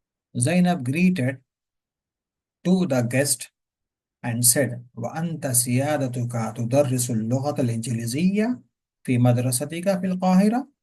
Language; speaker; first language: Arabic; non-native, fluent; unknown